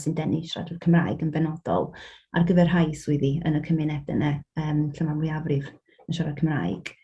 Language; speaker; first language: Welsh; native; Welsh